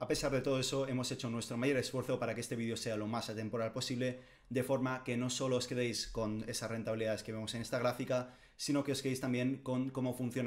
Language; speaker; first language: Spanish; native; Spanish